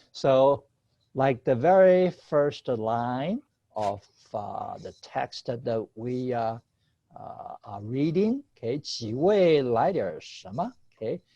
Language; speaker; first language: English; non-native, fluent; Chinese